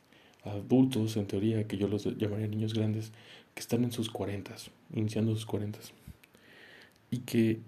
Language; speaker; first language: Spanish; native; Spanish